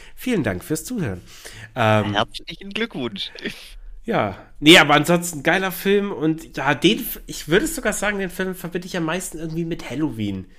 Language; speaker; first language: German; native; German